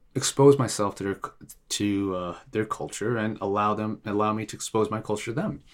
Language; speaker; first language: English; non-native, fluent; Tigrinya